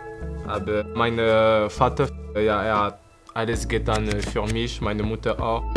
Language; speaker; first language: German; non-native, fluent; French